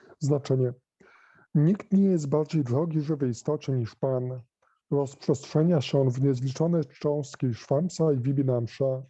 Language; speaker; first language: Polish; native; Polish